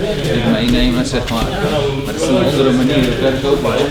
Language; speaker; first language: Dutch; native; Dutch